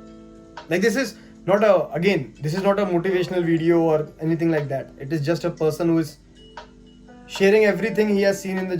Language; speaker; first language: English; non-native, local second language; Hindi